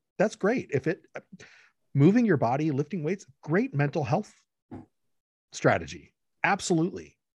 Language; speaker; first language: English; early bilingual, other home language; Spanish